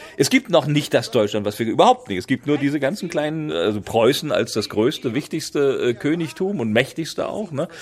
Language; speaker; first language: German; native; German